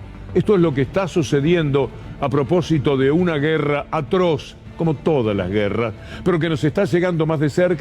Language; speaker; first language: Spanish; native; Spanish